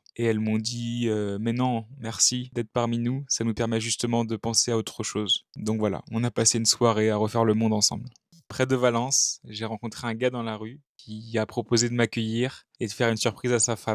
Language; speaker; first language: French; native; French